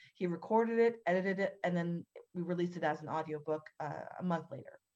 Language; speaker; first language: English; native; English